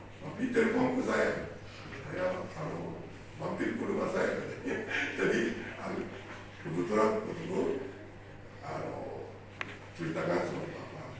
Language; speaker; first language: Indonesian; non-native, fluent; Japanese